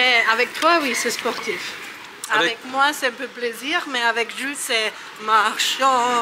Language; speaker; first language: French; non-native, learner; Turkish